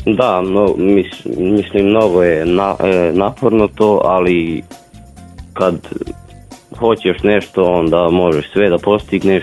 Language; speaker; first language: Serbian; non-native, local second language; Hungarian